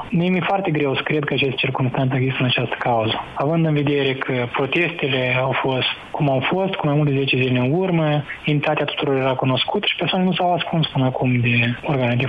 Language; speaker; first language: Romanian; native; Romanian